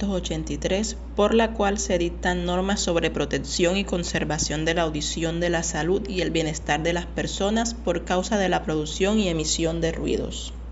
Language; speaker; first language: Spanish; native; Spanish